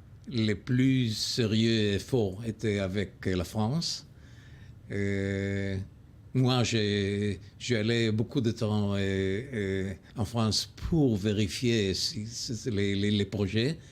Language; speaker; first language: French; non-native, learner; Hebrew